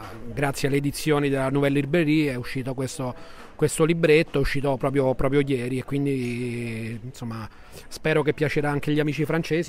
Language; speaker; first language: Italian; native; Italian